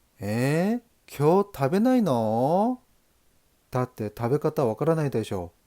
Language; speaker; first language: Japanese; non-native, learner; Korean